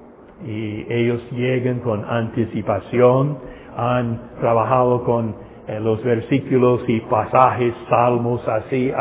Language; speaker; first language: Spanish; non-native, fluent; English